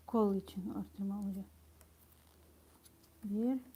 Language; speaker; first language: Turkish; non-native, fluent; Ukrainian